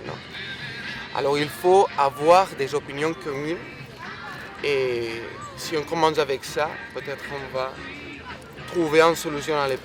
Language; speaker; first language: French; non-native, fluent; Spanish